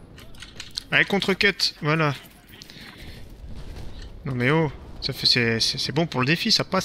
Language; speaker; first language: French; native; French